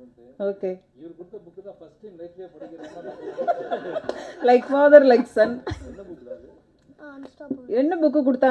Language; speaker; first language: Tamil; native; Tamil